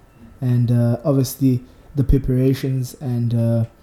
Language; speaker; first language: English; non-native, local second language; Zulu